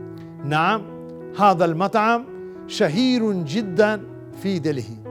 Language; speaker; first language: Arabic; non-native, fluent; Hindi